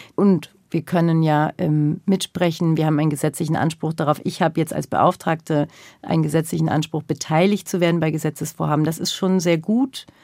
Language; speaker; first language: German; early bilingual, other home language; Turkish